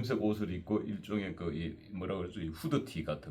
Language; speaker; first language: Korean; native; Korean